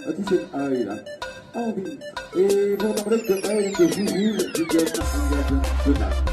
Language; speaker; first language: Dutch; non-native, local second language; French